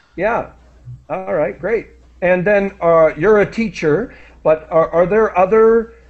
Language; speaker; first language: English; native; English